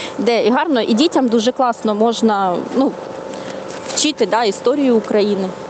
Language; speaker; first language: Ukrainian; native; Ukrainian